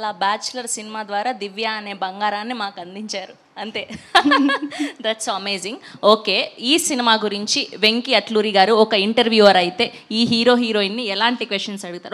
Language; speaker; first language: Telugu; native; Telugu